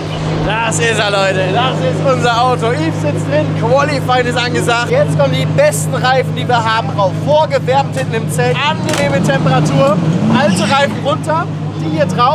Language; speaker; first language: German; native; German